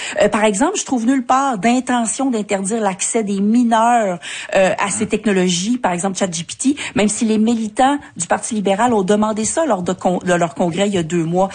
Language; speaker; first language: French; native; French